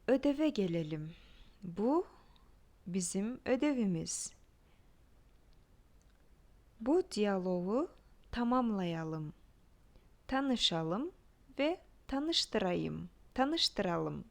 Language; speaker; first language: Turkish; non-native, fluent; Kyrgyz